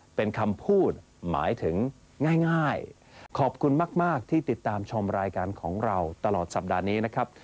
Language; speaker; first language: Thai; non-native, fluent; English